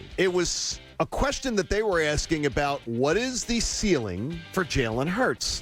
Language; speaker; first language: English; native; English